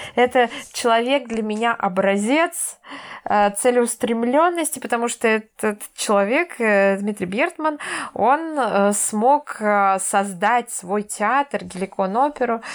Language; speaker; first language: Russian; native; Russian